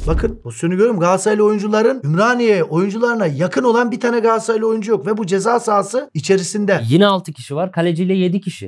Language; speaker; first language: Turkish; native; Turkish